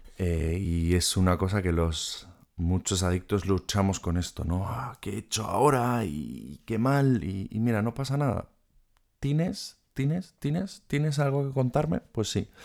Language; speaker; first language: Spanish; non-native, fluent; German